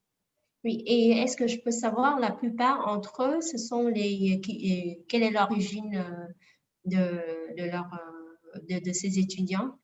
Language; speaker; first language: French; non-native, fluent; Vietnamese